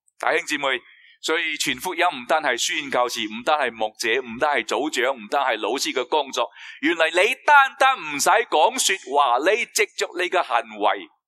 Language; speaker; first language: Cantonese; non-native, fluent; Chinese